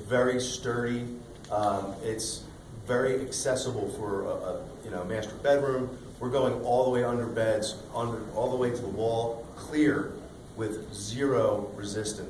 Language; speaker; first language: English; native; English